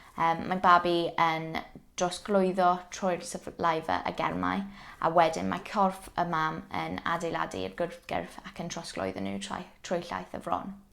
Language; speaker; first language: Welsh; non-native, local second language; English